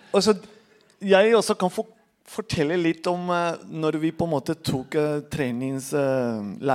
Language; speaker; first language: Norwegian; non-native, fluent; Spanish